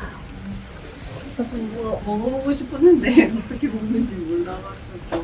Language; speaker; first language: Korean; non-native, fluent; Swedish